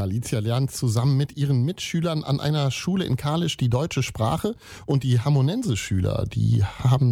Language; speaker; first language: German; native; German